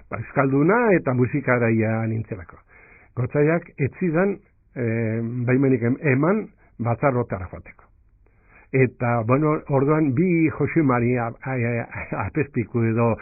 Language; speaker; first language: Basque; native; Basque